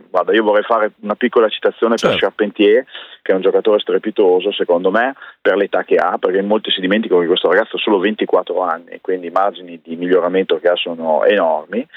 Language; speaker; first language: Italian; native; Italian